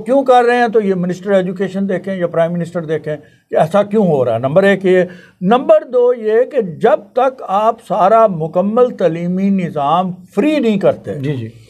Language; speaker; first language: Urdu; non-native, local second language; Punjabi